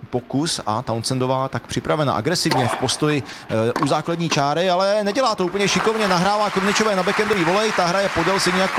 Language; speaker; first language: Czech; native; Czech